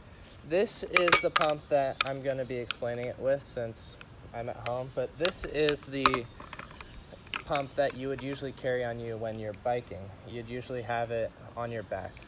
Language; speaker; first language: English; native; English